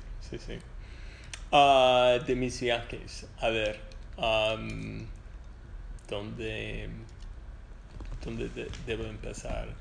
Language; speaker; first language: Spanish; non-native, fluent; English